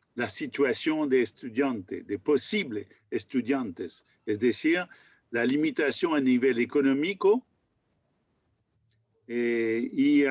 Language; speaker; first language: Spanish; non-native, learner; French